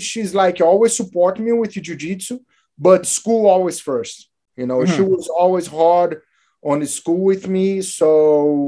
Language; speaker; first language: English; non-native, fluent; Portuguese